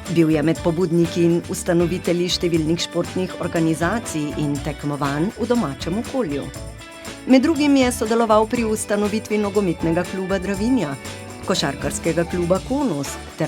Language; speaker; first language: Slovenian; native; Slovenian